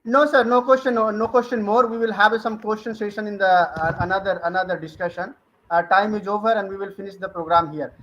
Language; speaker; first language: English; non-native, local second language; Hindi